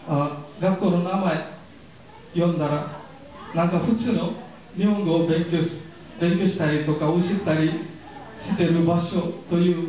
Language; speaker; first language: Japanese; non-native, fluent; Marathi